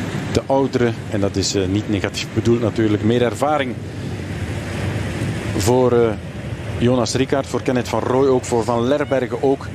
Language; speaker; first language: Dutch; native; Dutch